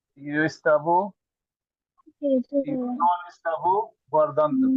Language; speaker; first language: Italian; non-native, learner; Bangla